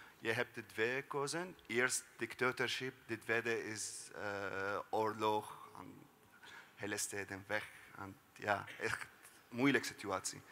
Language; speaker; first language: Dutch; non-native, learner; Arabic